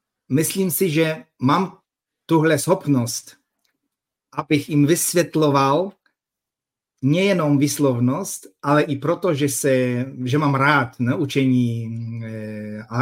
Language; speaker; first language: Czech; non-native, fluent; Polish